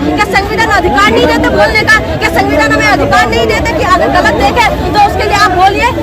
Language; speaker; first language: Hindi; non-native, local second language; Manipuri